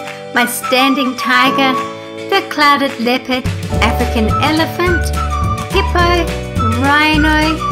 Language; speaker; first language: English; native; English